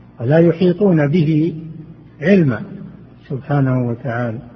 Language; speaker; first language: Arabic; native; Arabic